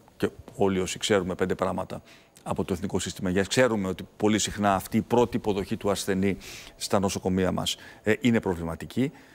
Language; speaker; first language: Greek; native; Greek